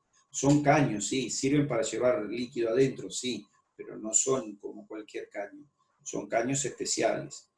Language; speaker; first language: Spanish; native; Spanish